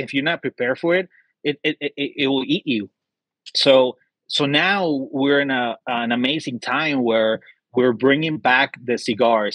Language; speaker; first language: English; native; English